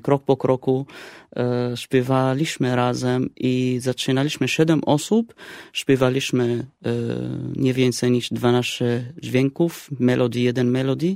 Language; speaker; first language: Polish; non-native, fluent; Arabic